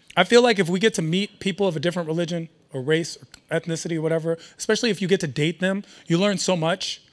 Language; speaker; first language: English; early bilingual, other home language; Persian